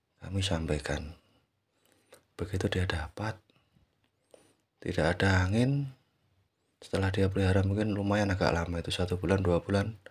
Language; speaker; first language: Indonesian; native; Indonesian